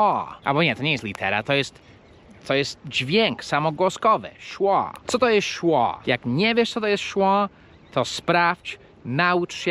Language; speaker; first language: Polish; non-native, fluent; English